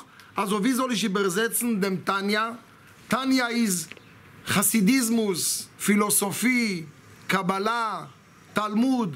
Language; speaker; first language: German; non-native, fluent; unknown